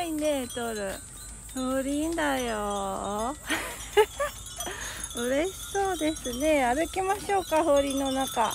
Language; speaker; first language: Japanese; native; Japanese